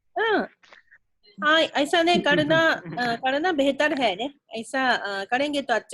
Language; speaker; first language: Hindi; non-native, fluent; Japanese